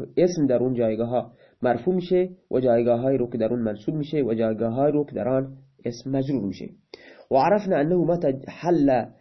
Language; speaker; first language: Persian; non-native, local second language; Baluchi